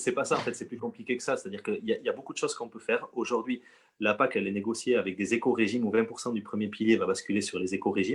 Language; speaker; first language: French; native; French